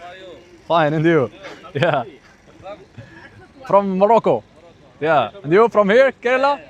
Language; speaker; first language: English; non-native, learner; French